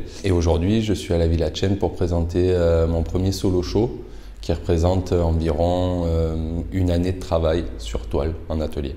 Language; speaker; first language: French; native; French